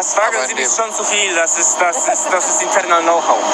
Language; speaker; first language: German; non-native, fluent; Polish